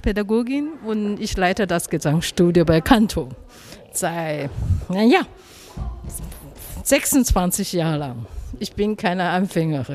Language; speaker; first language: German; non-native, learner; Chinese